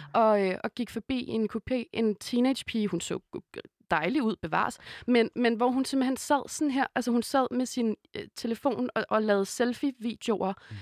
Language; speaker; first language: Danish; native; Danish